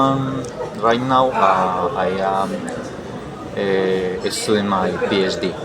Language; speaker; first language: English; non-native, learner; Spanish